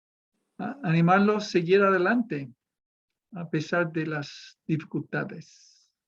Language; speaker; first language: Spanish; non-native, fluent; English